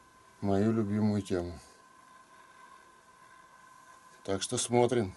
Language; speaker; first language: Russian; native; Russian